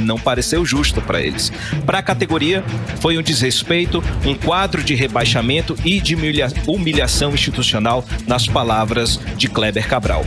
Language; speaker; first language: Portuguese; native; Portuguese